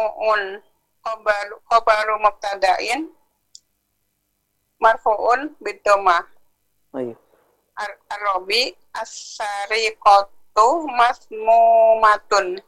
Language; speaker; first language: Arabic; non-native, learner; Indonesian